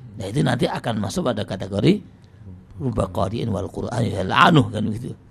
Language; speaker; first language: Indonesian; non-native, local second language; Javanese